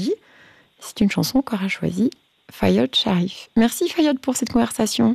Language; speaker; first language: French; native; French